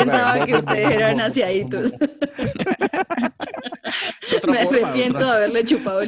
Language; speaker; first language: Spanish; native; Spanish